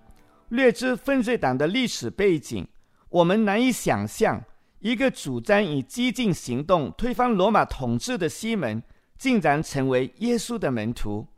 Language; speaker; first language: Chinese; native; Chinese